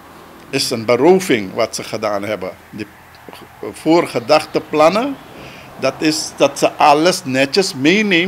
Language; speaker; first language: Dutch; non-native, local second language; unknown